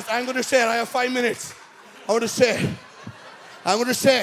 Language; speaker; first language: English; non-native, local second language; Malayalam